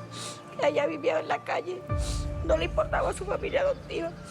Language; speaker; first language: Spanish; native; Spanish